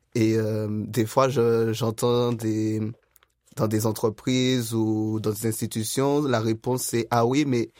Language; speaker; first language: French; native; French